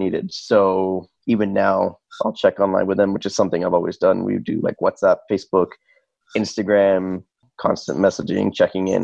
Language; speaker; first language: English; native; English